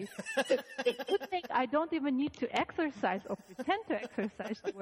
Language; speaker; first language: English; non-native, fluent; Russian